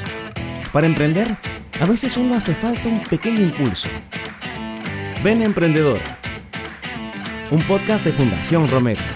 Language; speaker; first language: Spanish; native; Spanish